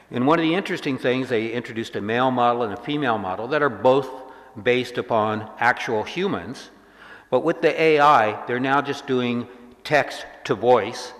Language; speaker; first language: English; native; English